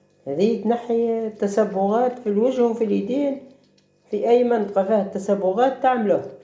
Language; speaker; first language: Arabic; native; Arabic